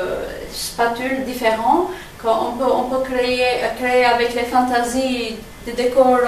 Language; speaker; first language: French; non-native, fluent; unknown